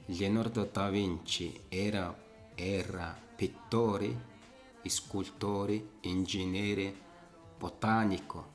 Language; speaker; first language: Italian; non-native, learner; Mongolian